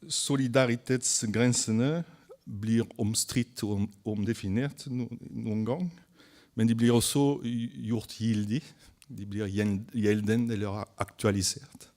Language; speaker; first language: Norwegian; non-native, fluent; French